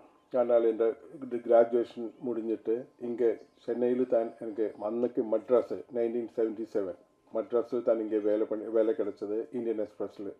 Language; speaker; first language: Tamil; non-native, learner; Malayalam